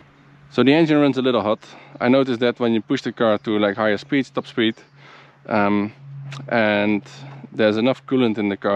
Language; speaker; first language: English; non-native, fluent; Dutch